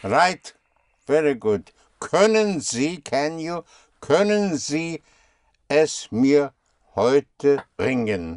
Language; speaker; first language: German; non-native, fluent; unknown